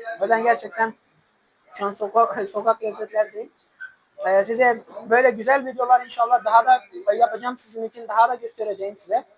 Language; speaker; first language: Turkish; non-native, fluent; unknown